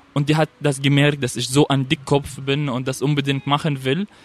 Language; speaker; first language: German; non-native, fluent; Arabic